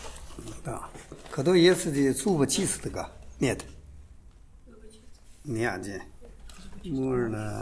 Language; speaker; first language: Russian; non-native, learner; Chinese